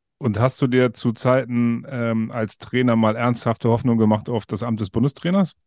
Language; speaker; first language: German; native; German